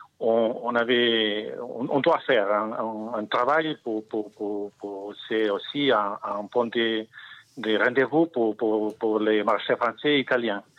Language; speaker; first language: French; non-native, learner; Spanish